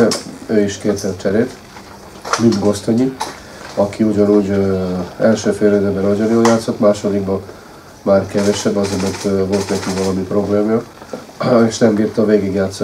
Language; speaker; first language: Hungarian; non-native, fluent; Serbian